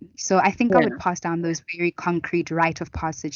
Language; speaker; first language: English; non-native, local second language; Tswana